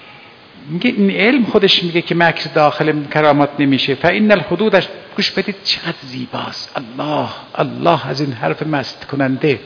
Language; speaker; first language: Persian; native; Persian